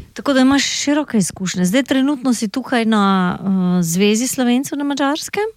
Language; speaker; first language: Slovenian; native; Slovenian